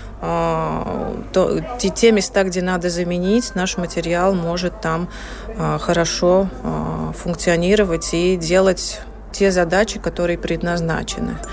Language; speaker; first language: Russian; non-native, local second language; Latvian